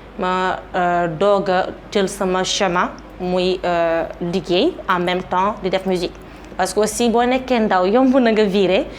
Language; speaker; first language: Wolof; non-native, local second language; Fula